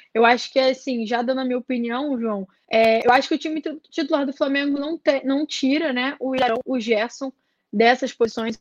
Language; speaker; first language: Portuguese; native; Portuguese